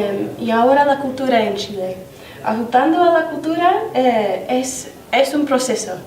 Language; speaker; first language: Spanish; non-native, learner; English